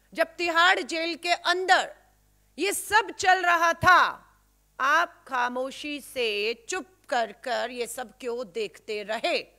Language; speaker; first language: Hindi; native; Hindi